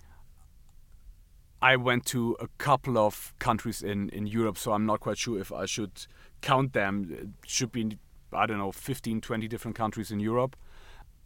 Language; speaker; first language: English; non-native, fluent; German